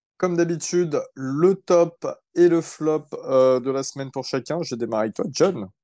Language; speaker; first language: French; native; French